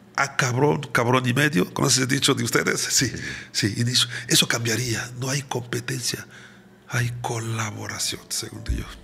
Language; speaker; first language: Spanish; non-native, fluent; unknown